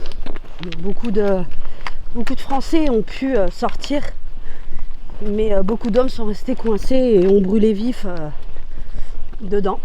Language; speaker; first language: French; native; French